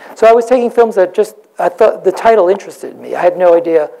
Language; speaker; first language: English; native; English